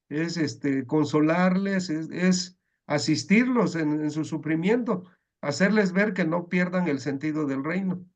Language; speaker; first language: Spanish; native; Spanish